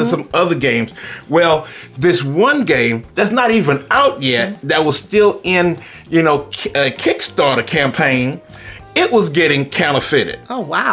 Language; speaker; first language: English; native; English